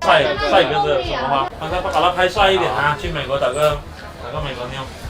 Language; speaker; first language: Chinese; native; Chinese